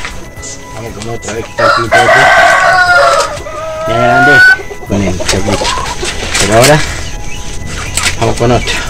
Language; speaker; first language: Spanish; native; Spanish